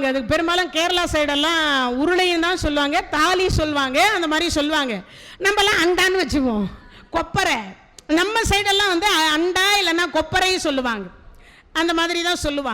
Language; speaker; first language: Tamil; native; Tamil